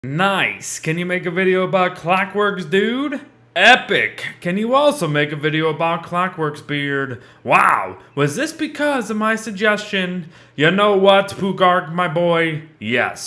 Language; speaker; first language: English; native; English